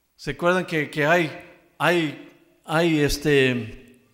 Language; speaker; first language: Spanish; early bilingual, heritage; Spanish